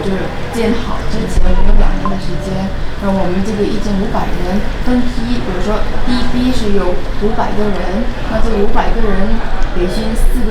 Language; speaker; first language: Chinese; non-native, fluent; Indonesian